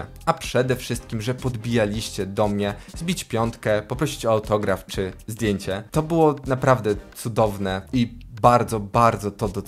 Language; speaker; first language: Polish; native; Polish